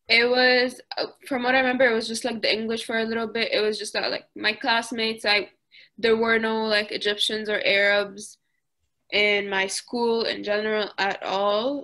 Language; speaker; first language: English; early bilingual, other home language; Arabic